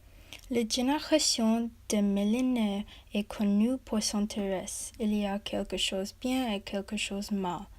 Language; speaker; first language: French; non-native, learner; English